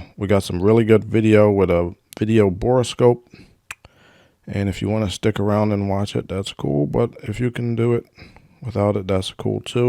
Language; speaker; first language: English; native; English